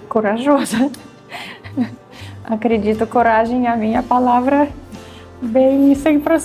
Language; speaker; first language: Portuguese; non-native, fluent; Russian